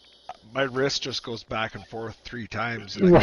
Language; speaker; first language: English; native; English